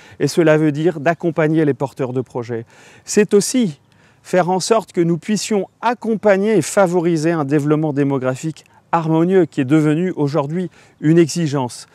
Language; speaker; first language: French; native; French